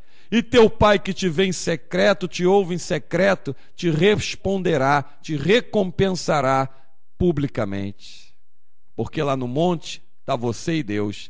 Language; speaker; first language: Portuguese; native; Portuguese